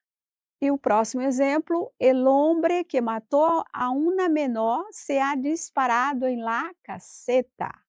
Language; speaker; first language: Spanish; non-native, fluent; Portuguese